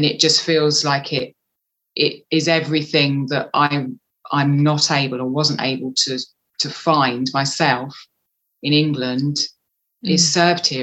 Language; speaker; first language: English; native; English